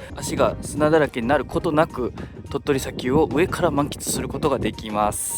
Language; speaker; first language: Japanese; native; Japanese